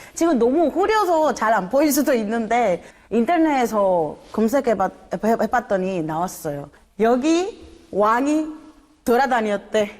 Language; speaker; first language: Korean; non-native, fluent; Spanish